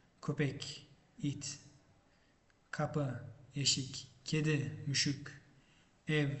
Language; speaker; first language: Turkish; non-native, fluent; Uzbek